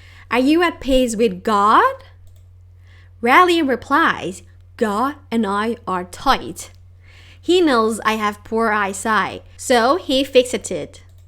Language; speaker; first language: English; non-native, fluent; Thai